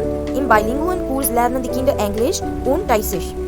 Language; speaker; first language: German; non-native, fluent; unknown